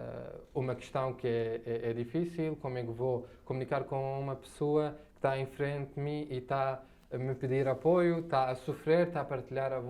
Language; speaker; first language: Portuguese; non-native, fluent; Arabic